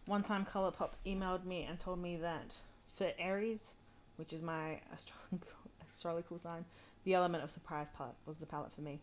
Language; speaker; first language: English; native; English